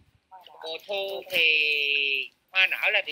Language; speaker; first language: Vietnamese; native; Vietnamese